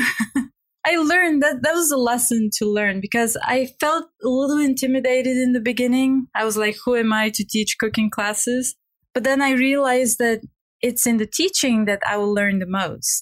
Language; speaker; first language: English; non-native, fluent; Bulgarian